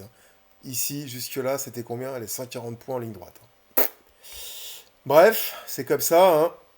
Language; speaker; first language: French; native; French